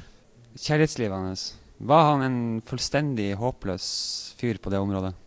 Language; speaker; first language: Norwegian; native; Norwegian